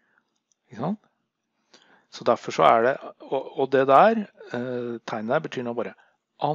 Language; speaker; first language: Norwegian; native; Norwegian